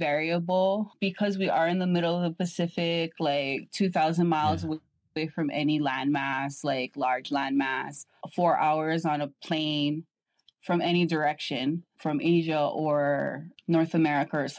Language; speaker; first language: English; native; English